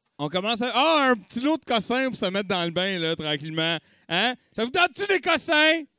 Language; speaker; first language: French; native; French